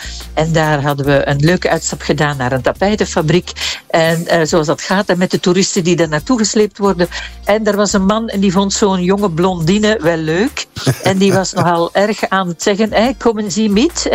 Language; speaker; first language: Dutch; native; Dutch